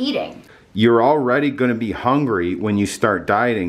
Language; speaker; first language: English; native; English